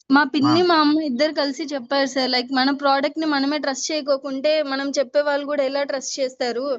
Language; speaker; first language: Telugu; native; Telugu